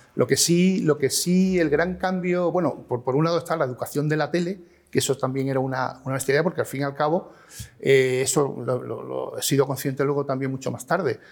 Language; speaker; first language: Spanish; native; Spanish